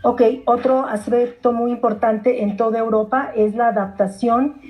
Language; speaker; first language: Spanish; non-native, fluent; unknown